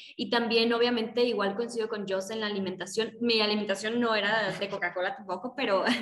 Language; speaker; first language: Spanish; native; Spanish